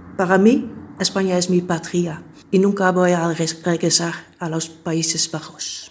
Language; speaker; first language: Spanish; non-native, fluent; Dutch